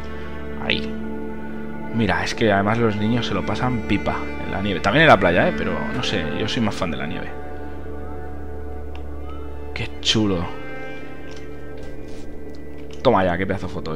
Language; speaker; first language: Spanish; native; Spanish